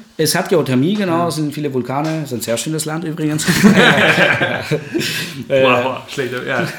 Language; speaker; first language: German; non-native, fluent; Spanish